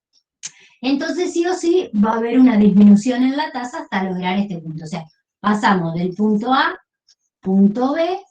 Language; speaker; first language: Spanish; native; Spanish